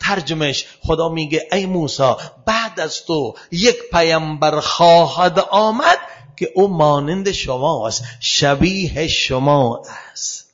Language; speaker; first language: Persian; non-native, fluent; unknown